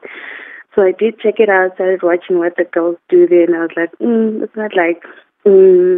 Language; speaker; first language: English; non-native, local second language; Zulu